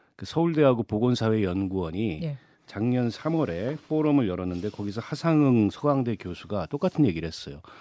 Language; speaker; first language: Korean; native; Korean